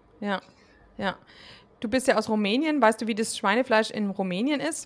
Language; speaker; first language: German; native; German